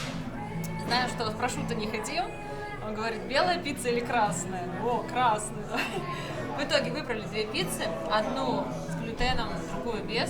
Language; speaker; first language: Russian; native; Russian